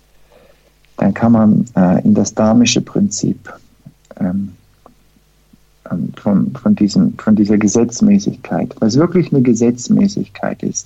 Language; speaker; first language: German; early bilingual, heritage; German